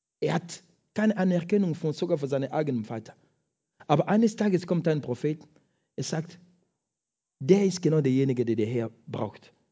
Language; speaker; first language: German; non-native, fluent; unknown